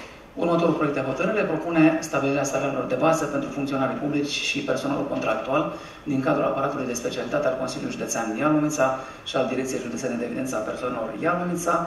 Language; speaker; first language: Romanian; native; Romanian